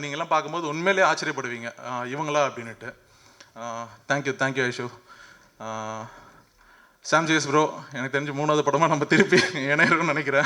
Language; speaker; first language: Tamil; native; Tamil